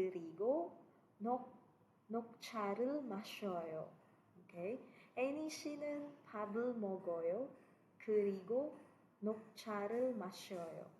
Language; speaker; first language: Korean; non-native, fluent; Cebuano